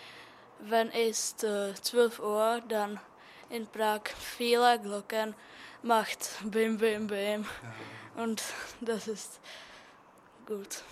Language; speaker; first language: German; non-native, learner; Czech